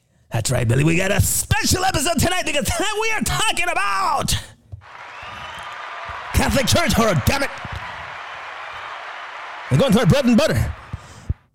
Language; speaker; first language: English; native; English